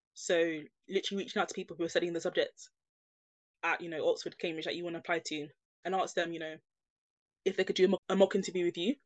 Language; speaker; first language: English; native; English